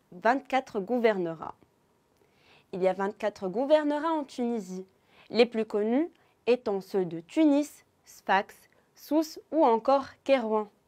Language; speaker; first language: French; non-native, local second language; Arabic